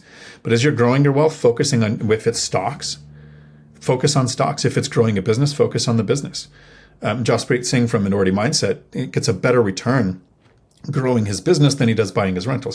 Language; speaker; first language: English; native; English